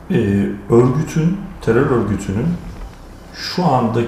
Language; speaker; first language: Turkish; native; Turkish